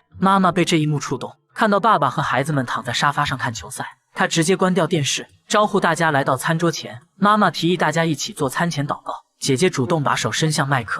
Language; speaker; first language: Chinese; native; Chinese